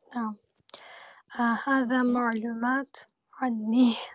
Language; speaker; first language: Arabic; non-native, learner; Turkish